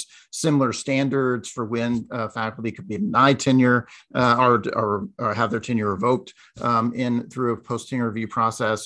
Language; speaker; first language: English; native; English